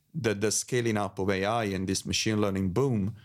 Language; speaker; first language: English; non-native, fluent; Italian